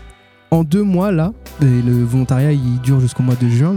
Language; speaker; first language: French; native; French